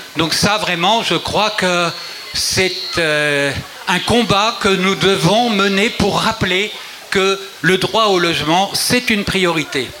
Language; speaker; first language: French; native; French